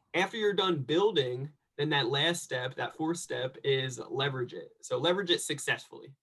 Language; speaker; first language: English; native; English